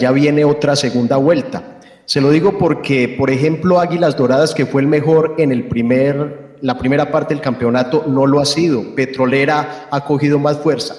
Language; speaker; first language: Spanish; native; Spanish